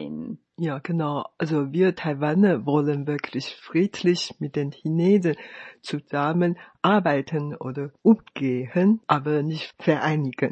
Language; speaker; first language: German; non-native, fluent; Chinese